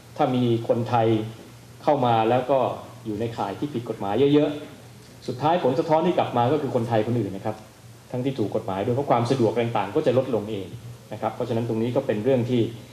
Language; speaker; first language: Thai; native; Thai